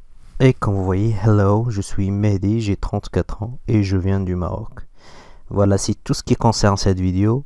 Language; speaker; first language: French; non-native, local second language; Arabic